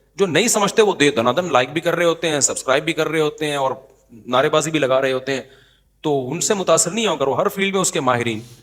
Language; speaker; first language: Urdu; native; Urdu